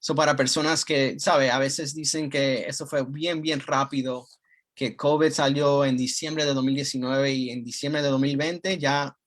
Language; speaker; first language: Spanish; early bilingual, heritage; Spanish